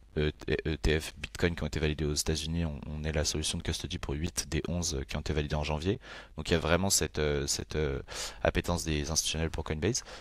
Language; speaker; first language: French; native; French